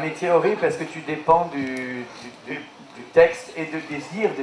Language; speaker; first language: French; native; French